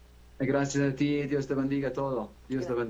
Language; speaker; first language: Spanish; non-native, learner; Arabic